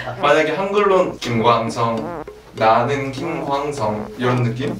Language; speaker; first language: Korean; native; Korean